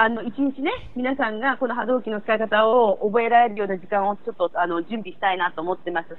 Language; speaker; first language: Japanese; native; Japanese